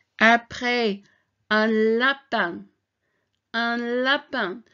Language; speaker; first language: French; non-native, fluent; English